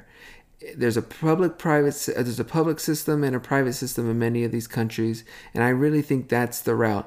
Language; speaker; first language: English; native; English